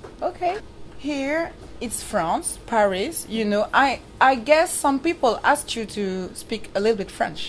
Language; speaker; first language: English; non-native, fluent; French